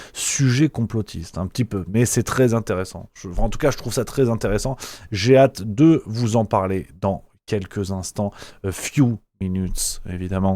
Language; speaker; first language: French; native; French